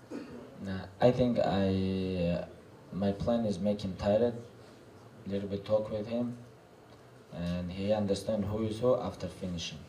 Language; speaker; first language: English; non-native, learner; Russian